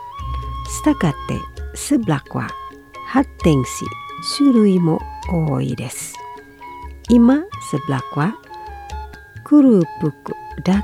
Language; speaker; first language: Japanese; non-native, fluent; Indonesian